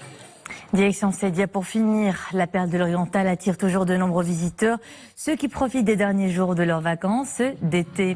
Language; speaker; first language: French; non-native, local second language; Arabic